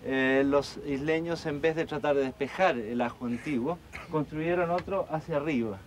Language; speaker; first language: Spanish; native; Spanish